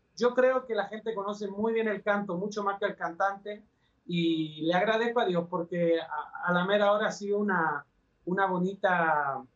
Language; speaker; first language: Spanish; native; Spanish